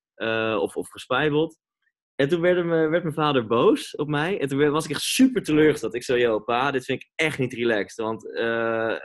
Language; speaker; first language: Dutch; native; Dutch